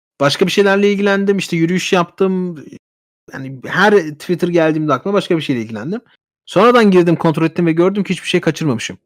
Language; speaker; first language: Turkish; native; Turkish